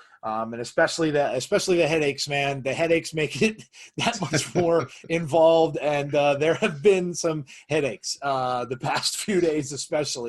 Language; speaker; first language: English; native; English